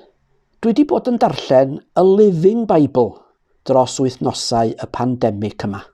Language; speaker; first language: Welsh; native; Welsh